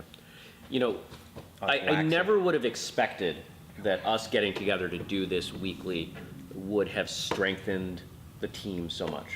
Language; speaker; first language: English; native; English